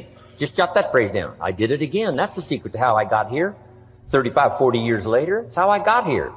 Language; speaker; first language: English; native; English